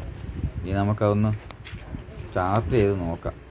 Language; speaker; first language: Malayalam; native; Malayalam